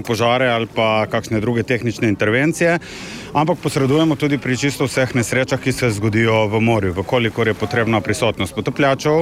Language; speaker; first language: Slovenian; native; Slovenian